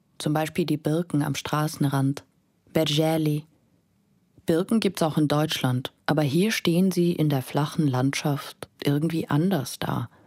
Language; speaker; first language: German; non-native, fluent; Lithuanian